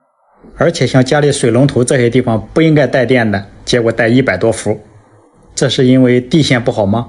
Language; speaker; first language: Chinese; native; Chinese